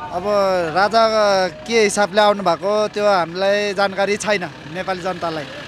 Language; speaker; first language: Nepali; native; Nepali